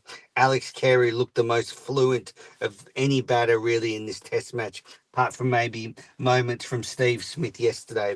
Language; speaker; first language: English; native; English